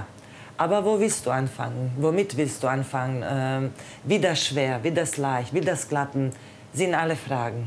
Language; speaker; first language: German; non-native, fluent; Croatian